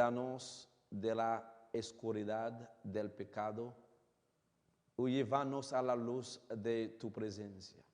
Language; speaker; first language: Spanish; non-native, fluent; Haitian Creole